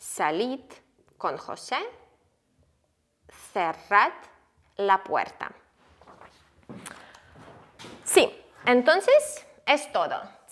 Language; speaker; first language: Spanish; non-native, fluent; Ukrainian